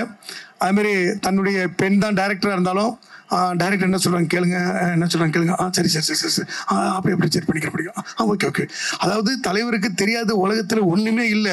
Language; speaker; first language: Tamil; native; Tamil